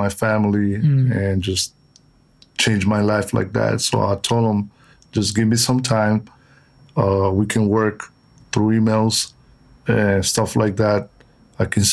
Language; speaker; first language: English; non-native, fluent; Italian